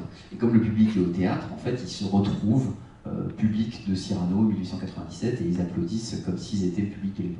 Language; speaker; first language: French; native; French